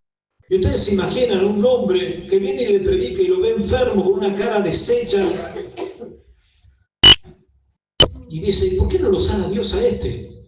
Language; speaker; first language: Spanish; native; Spanish